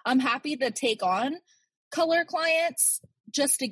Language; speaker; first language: English; native; English